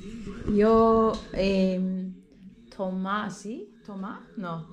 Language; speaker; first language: Spanish; non-native, learner; Turkish